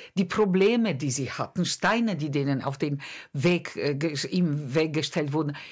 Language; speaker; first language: German; non-native, fluent; Polish